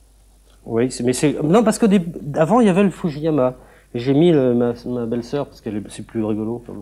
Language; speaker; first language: French; native; French